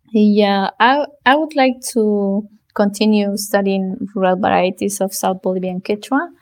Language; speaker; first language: English; non-native, fluent; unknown